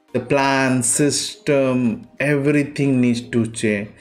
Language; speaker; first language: Hindi; non-native, local second language; Odia